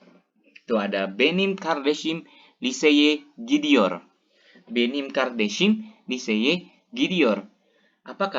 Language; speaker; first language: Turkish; non-native, fluent; Indonesian